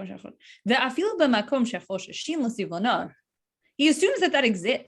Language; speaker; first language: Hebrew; non-native, fluent; English